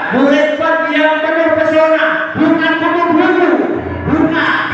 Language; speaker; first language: Indonesian; native; Indonesian